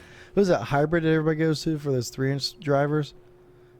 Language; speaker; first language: English; native; English